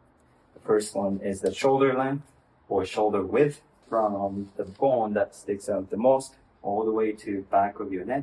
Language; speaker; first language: English; non-native, fluent; Japanese